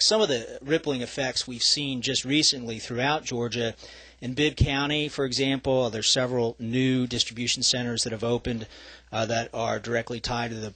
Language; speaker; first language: English; native; English